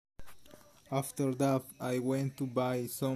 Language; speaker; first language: English; non-native, learner; Spanish